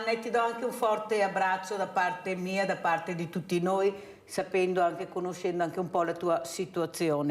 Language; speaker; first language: Italian; native; Italian